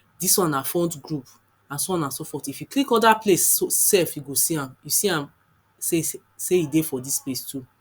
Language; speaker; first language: Nigerian Pidgin; non-native, local second language; Yoruba